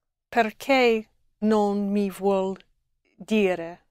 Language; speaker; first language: Italian; non-native, learner; English